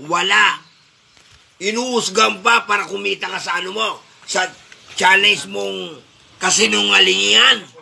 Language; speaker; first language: Filipino; non-native, local second language; Pampanga